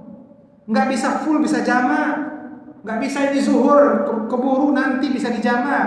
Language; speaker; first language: Indonesian; native; Indonesian